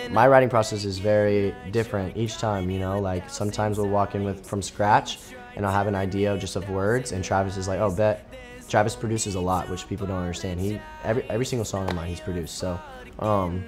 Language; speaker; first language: English; native; English